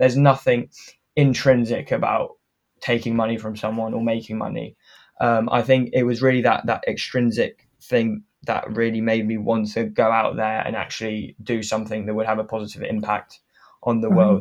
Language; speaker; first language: English; non-native, fluent; French